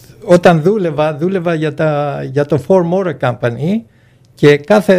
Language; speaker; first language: Greek; early bilingual, other home language; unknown